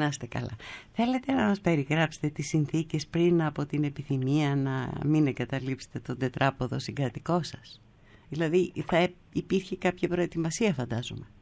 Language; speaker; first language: Greek; native; Greek